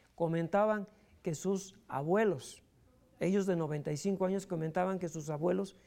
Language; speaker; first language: Spanish; native; Spanish